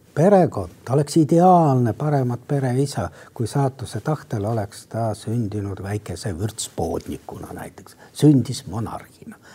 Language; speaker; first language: Estonian; non-native, local second language; Russian